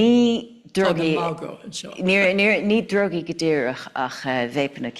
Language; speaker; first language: Irish; non-native, local second language; English